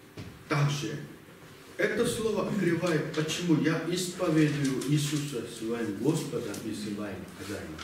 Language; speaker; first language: Russian; non-native, learner; Korean